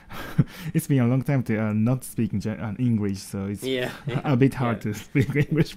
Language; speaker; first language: English; non-native, learner; Japanese